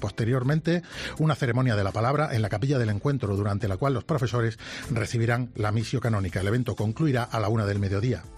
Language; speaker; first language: Spanish; native; Spanish